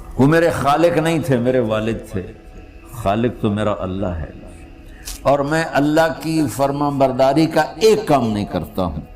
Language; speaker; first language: Urdu; non-native, local second language; Punjabi